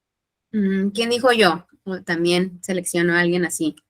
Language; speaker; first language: Spanish; native; Spanish